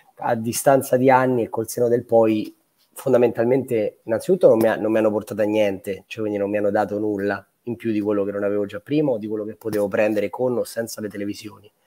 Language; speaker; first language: Italian; native; Italian